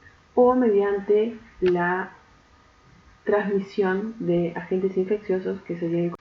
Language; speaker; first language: Spanish; native; Spanish